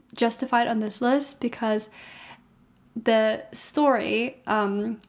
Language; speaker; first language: English; non-native, fluent; German